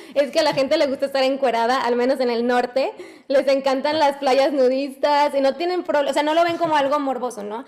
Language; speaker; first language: Spanish; native; Spanish